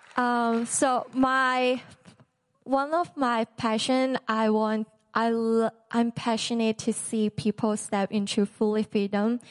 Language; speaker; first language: English; non-native, local second language; Cantonese